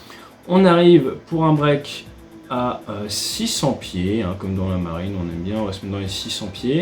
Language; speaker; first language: French; native; French